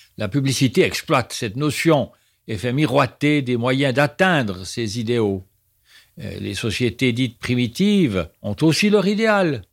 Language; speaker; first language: French; native; French